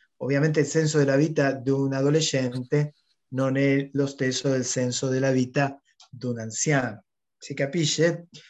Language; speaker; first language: Italian; non-native, fluent; Spanish